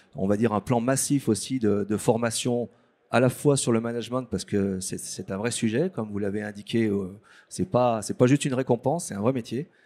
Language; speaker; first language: French; native; French